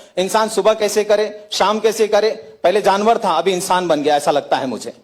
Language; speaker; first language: Hindi; native; Hindi